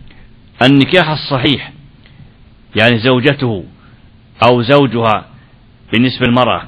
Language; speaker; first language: Arabic; native; Arabic